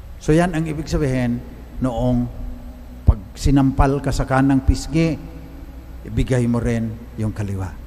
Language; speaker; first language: Filipino; non-native, local second language; Cebuano